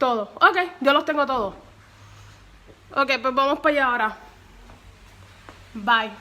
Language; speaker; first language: Spanish; early bilingual, heritage; Spanish